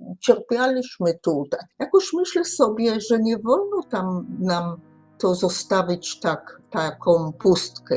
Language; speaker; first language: Polish; early bilingual, heritage; Polish